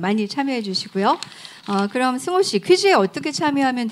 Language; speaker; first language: Korean; native; Korean